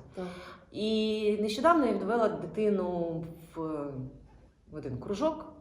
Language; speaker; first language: Ukrainian; non-native, local second language; Russian